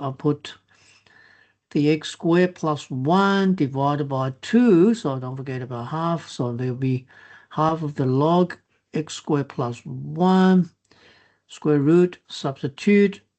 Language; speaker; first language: English; non-native, fluent; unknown